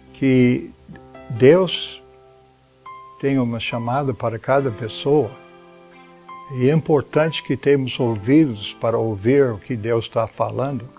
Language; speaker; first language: Portuguese; non-native, fluent; English